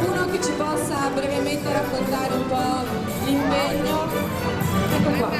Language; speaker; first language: Italian; native; Italian